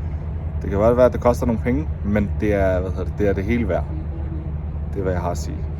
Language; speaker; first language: Danish; early bilingual, heritage; Urdu